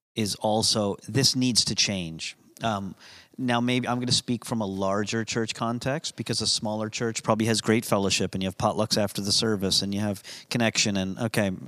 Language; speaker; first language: English; native; English